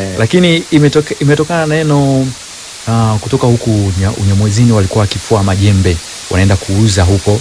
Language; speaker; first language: Swahili; non-native, local second language; Sukuma